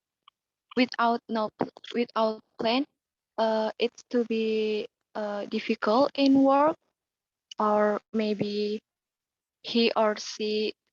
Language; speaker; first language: English; non-native, learner; Indonesian